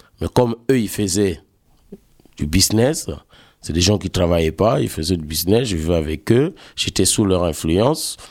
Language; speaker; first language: French; non-native, local second language; Lingala